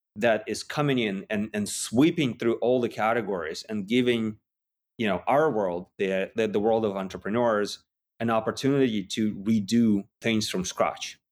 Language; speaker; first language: English; non-native, fluent; Russian